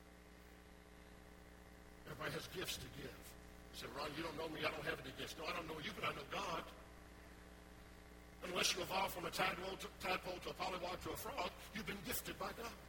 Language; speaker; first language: English; native; English